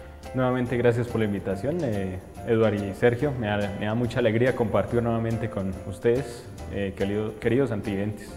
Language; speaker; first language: Spanish; native; Spanish